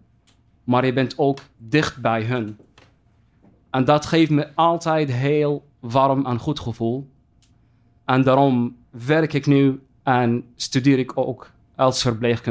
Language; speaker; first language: Dutch; non-native, fluent; Arabic